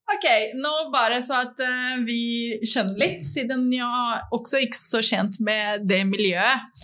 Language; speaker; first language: Norwegian; non-native, fluent; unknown